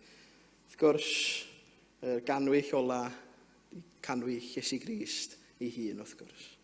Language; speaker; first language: Welsh; native; Welsh